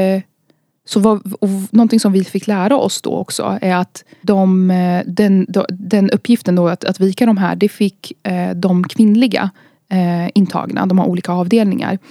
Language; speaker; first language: Swedish; early bilingual, other home language; Arabic